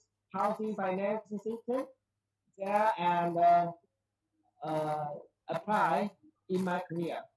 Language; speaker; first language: English; non-native, learner; Chinese